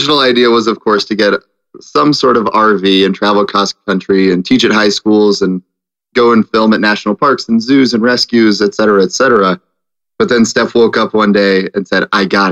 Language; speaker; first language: English; native; English